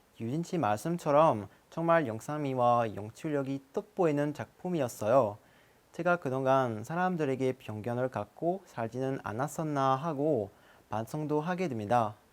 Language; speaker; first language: Korean; non-native, fluent; French